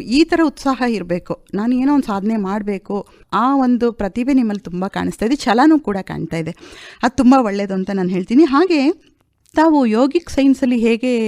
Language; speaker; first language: Kannada; native; Kannada